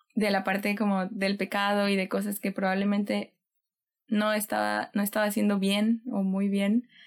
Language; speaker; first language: Spanish; native; Spanish